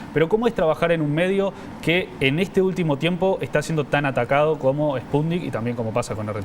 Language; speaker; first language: Spanish; native; Spanish